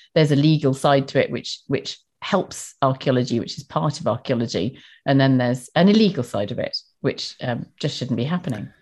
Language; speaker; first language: English; native; English